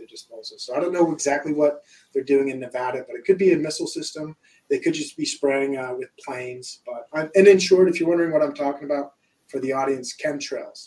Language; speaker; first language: English; native; English